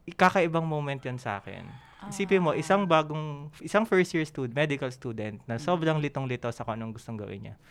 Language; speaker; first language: Filipino; native; Filipino